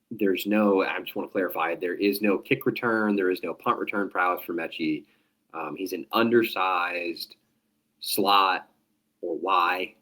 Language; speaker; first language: English; native; English